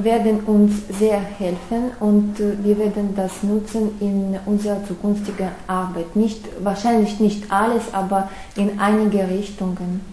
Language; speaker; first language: German; non-native, fluent; Russian